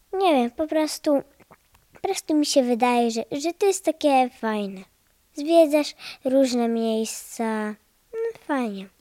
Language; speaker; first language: Polish; early bilingual, heritage; Polish